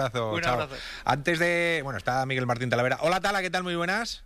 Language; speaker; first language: Spanish; native; Spanish